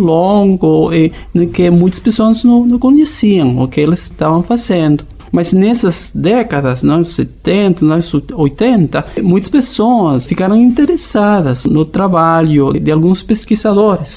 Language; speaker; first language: Portuguese; non-native, fluent; Spanish